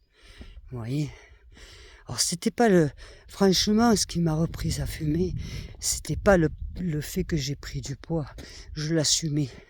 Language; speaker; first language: French; native; French